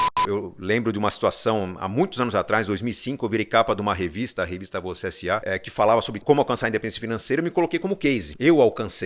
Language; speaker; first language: Portuguese; native; Portuguese